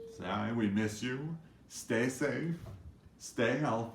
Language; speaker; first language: English; native; English